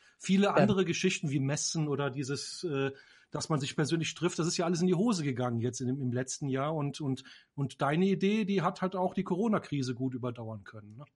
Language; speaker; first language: German; native; German